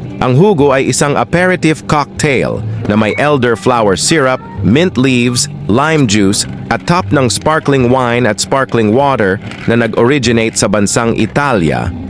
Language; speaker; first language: Filipino; native; Filipino